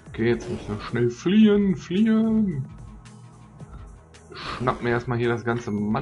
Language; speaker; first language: German; native; German